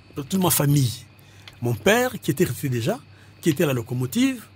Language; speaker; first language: French; non-native, local second language; Lingala